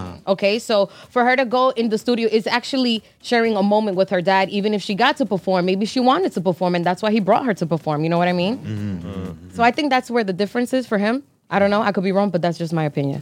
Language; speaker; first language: English; early bilingual, other home language; Spanish